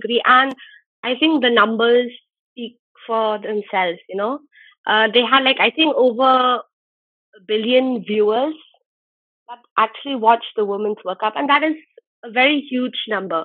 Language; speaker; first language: English; non-native, local second language; Khasi